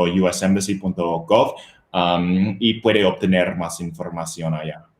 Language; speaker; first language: Spanish; non-native, fluent; English